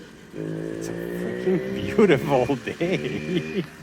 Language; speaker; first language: English; non-native, fluent; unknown